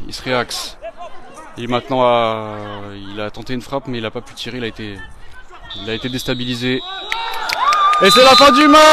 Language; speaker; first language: French; native; French